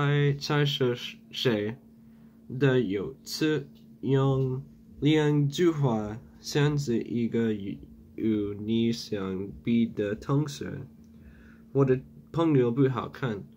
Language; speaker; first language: Chinese; non-native, learner; English